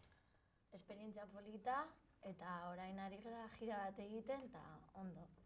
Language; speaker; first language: Basque; non-native, local second language; Spanish